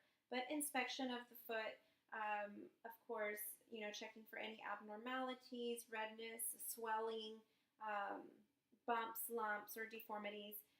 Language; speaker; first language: English; native; English